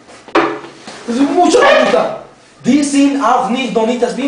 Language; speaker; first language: German; non-native, learner; Spanish